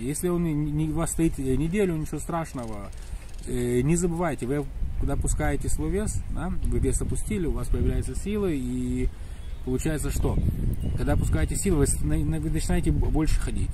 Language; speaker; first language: Russian; native; Russian